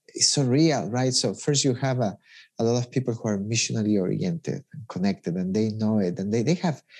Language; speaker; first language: English; non-native, fluent; Spanish